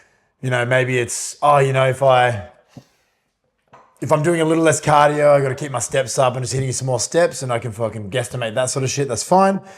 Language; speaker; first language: English; native; English